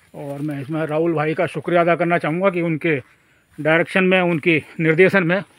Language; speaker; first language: Hindi; native; Hindi